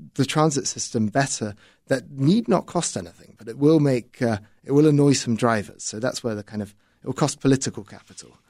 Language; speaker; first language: English; native; English